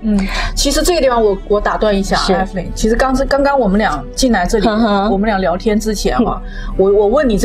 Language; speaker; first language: Chinese; native; Chinese